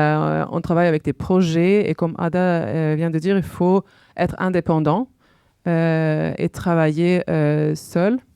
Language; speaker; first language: French; non-native, fluent; Norwegian